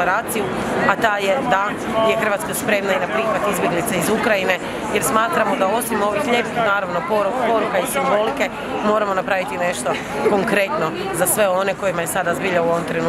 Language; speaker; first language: Croatian; native; Croatian